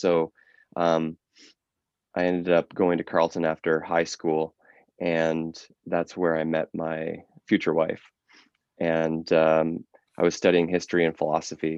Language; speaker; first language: English; native; English